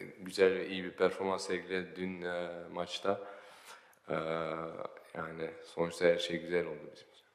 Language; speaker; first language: Turkish; early bilingual, heritage; Turkish